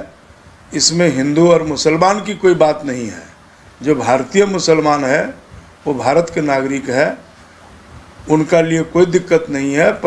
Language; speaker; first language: Hindi; native; Hindi